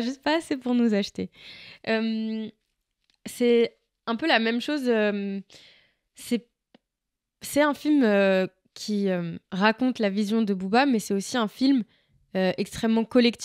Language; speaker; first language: French; native; French